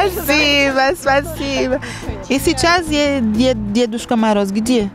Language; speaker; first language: Russian; non-native, learner; Portuguese